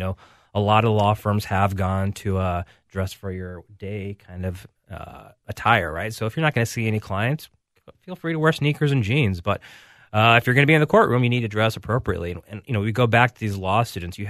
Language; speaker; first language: English; native; English